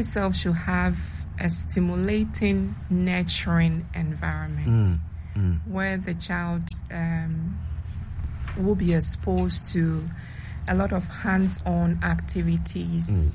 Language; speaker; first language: English; non-native, local second language; Akan